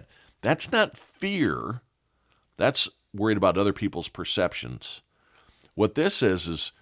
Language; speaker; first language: English; native; English